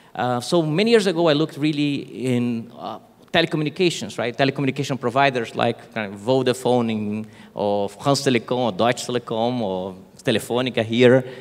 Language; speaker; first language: English; non-native, fluent; Portuguese